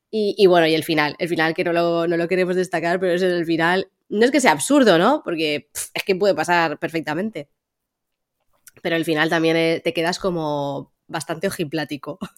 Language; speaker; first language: Spanish; native; Spanish